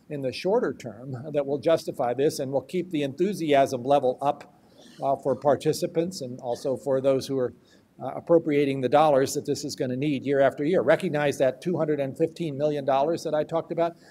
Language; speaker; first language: English; native; English